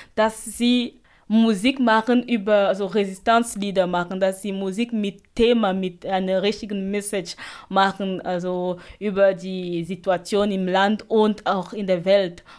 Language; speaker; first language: German; non-native, fluent; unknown